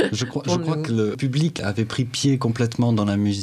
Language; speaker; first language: French; native; French